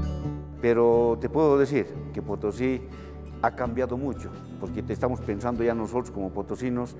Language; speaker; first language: Spanish; native; Spanish